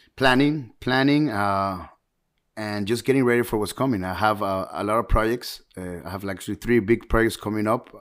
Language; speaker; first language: English; early bilingual, heritage; Spanish